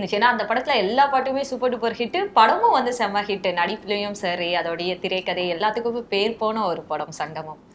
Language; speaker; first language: Tamil; native; Tamil